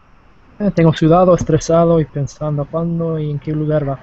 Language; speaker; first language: Spanish; non-native, learner; English